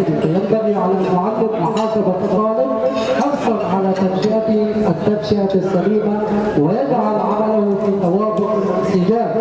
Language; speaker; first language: Arabic; native; Arabic